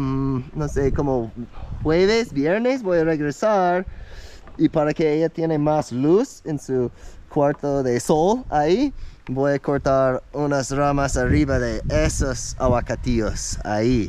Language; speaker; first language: Spanish; non-native, learner; English